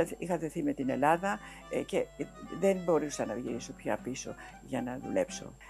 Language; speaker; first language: Greek; native; Greek